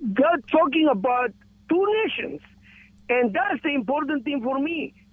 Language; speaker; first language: English; non-native, learner; Spanish